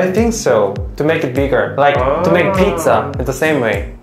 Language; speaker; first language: English; non-native, learner; Korean